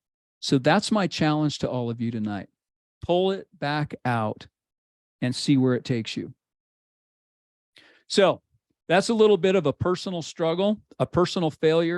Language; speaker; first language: English; native; English